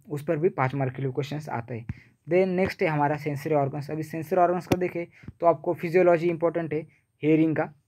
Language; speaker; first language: Hindi; non-native, local second language; Marathi